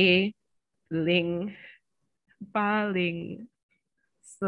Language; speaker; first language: Chinese; non-native, learner; English